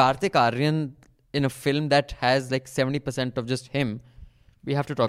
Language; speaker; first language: English; non-native, local second language; Hindi